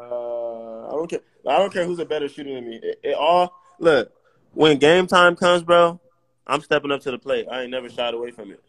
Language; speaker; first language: English; native; English